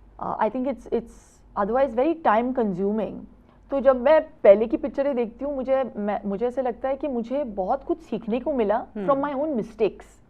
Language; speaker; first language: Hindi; non-native, local second language; Tulu